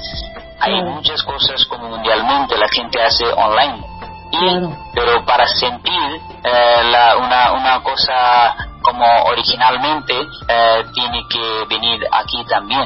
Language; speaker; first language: Spanish; non-native, learner; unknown